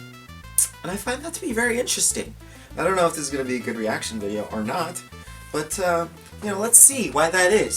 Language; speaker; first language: English; native; English